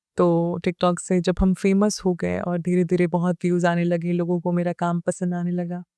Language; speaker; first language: Hindi; early bilingual, heritage; Hindi